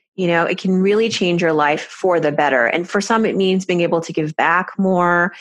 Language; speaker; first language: English; early bilingual, other home language; Persian